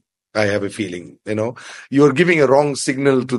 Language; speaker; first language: English; non-native, local second language; Assamese